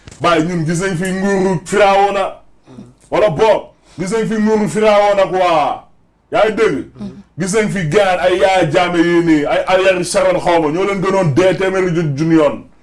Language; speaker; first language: Wolof; native; Wolof